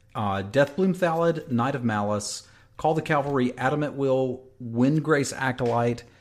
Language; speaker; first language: English; native; English